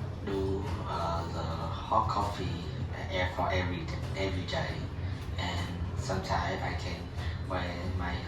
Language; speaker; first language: English; non-native, learner; Vietnamese